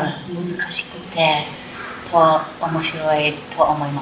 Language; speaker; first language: Japanese; non-native, learner; English